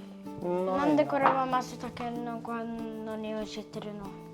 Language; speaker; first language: Japanese; early bilingual, heritage; Swedish